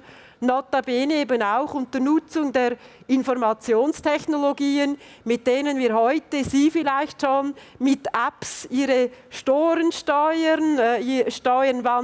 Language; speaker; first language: German; native; German